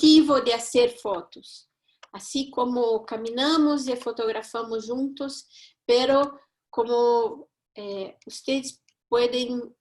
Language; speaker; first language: Spanish; non-native, fluent; Portuguese